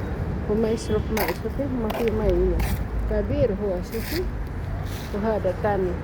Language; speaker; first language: Arabic; non-native, learner; Filipino